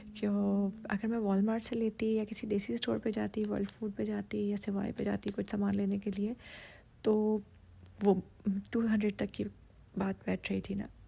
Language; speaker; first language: Urdu; native; Urdu